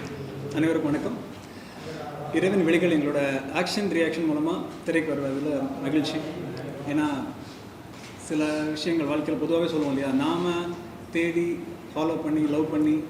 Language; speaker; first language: Tamil; native; Tamil